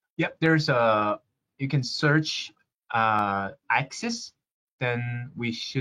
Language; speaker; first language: English; non-native, fluent; Chinese